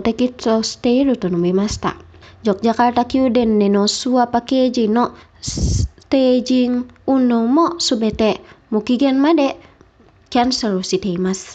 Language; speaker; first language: Japanese; non-native, fluent; Indonesian